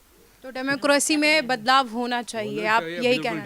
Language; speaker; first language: Hindi; native; Hindi